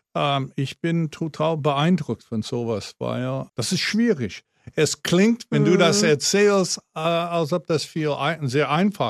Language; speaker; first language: German; non-native, fluent; English